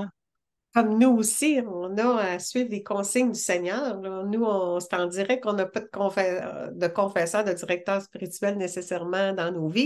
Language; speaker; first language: French; native; French